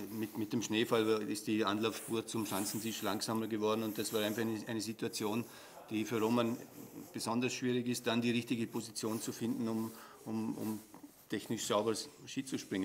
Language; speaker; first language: German; native; German